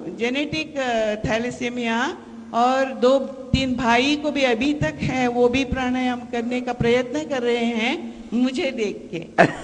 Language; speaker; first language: Hindi; non-native, local second language; Kannada